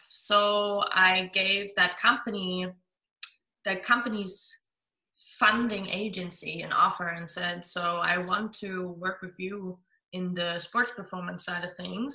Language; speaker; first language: English; non-native, fluent; German